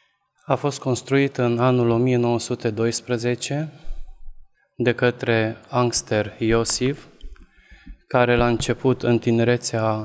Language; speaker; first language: Romanian; non-native, local second language; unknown